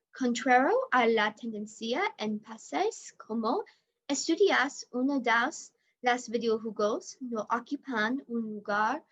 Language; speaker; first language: Spanish; non-native, learner; English